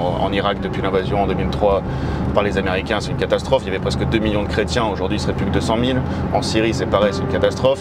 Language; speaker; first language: French; native; French